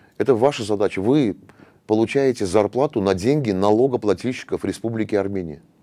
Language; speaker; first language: Russian; non-native, local second language; Armenian